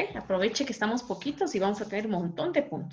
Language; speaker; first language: Spanish; native; Spanish